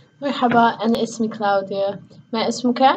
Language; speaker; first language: Arabic; non-native, learner; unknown